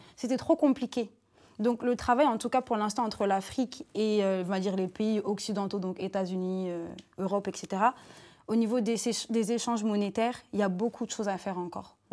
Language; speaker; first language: French; native; French